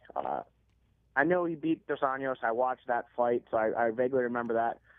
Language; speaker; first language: English; native; English